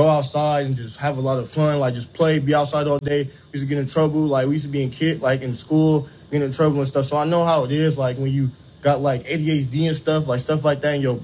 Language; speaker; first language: English; native; English